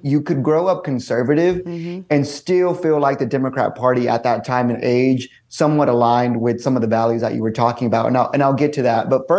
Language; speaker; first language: English; native; English